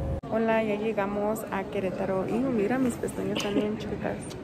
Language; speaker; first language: Spanish; early bilingual, heritage; Spanish